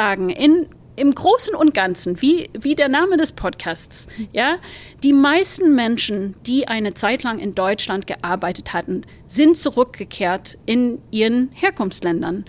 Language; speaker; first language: German; non-native, fluent; English